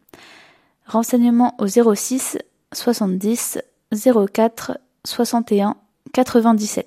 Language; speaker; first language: French; native; French